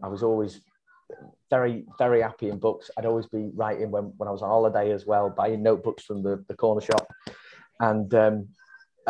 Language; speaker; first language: English; native; English